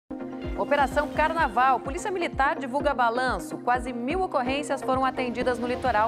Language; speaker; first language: Portuguese; native; Portuguese